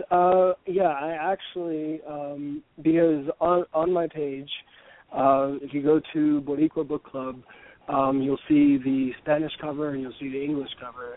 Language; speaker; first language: English; native; English